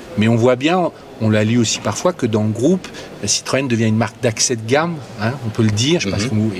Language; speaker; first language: French; native; French